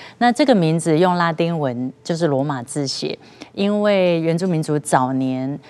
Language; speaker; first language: Chinese; native; Chinese